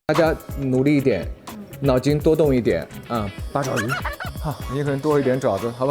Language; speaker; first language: Chinese; native; Chinese